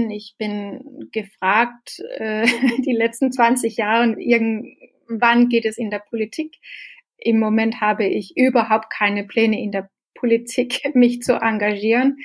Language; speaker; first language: German; non-native, fluent; Danish